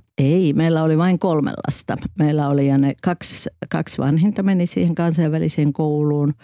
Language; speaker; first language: Finnish; native; Finnish